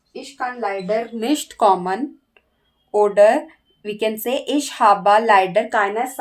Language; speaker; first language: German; non-native, learner; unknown